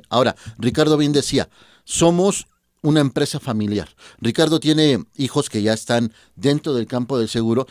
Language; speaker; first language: Spanish; native; Spanish